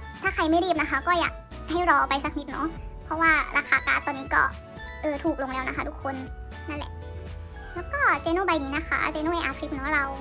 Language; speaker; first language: Thai; native; Thai